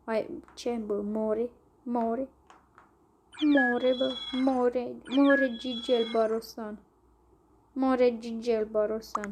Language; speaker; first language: Romanian; native; Romanian